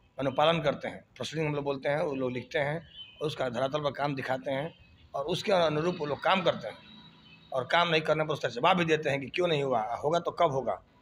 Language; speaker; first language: Hindi; native; Hindi